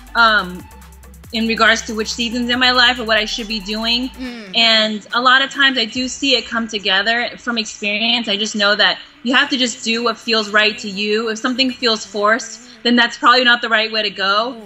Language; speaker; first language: English; native; English